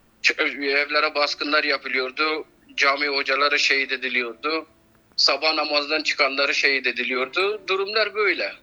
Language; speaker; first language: Turkish; non-native, fluent; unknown